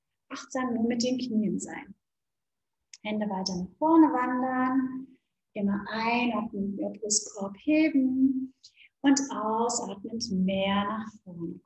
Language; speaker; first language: German; native; German